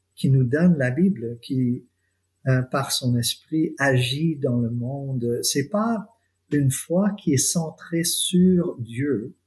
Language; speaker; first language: French; non-native, fluent; English